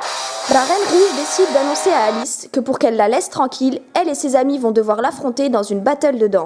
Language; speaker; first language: French; native; French